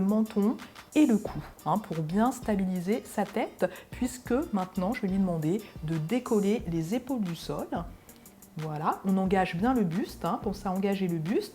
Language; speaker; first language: French; native; French